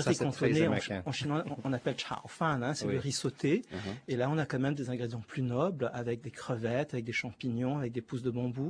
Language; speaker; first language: French; native; French